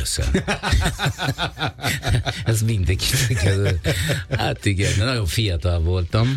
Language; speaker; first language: Hungarian; non-native, fluent; Italian